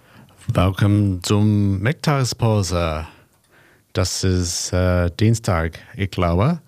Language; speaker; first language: German; non-native, learner; English